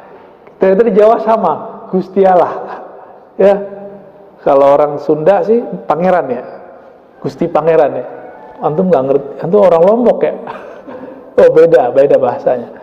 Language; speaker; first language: Indonesian; native; Indonesian